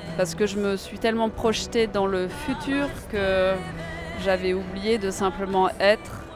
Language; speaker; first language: French; native; French